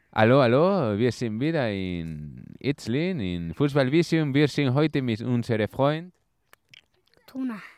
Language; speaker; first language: German; non-native, learner; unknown